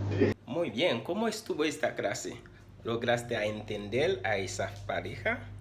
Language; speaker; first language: Spanish; non-native, fluent; Haitian Creole